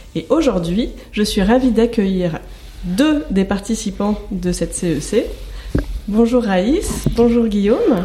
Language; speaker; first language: French; native; French